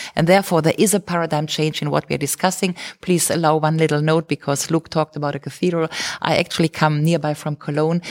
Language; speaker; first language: English; non-native, fluent; German